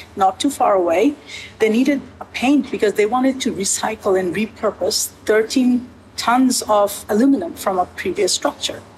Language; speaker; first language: English; native; English